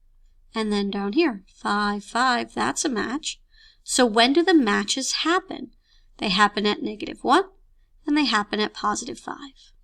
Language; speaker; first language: English; native; English